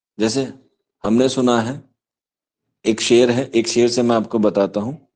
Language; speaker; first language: Urdu; native; Urdu